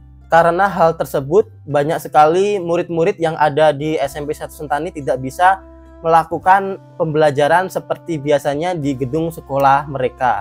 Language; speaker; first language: Indonesian; native; Indonesian